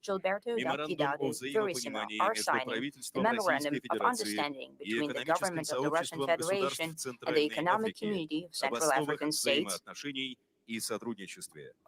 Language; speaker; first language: Russian; native; Russian